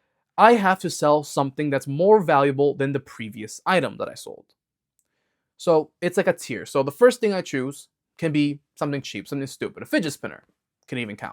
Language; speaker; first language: English; native; English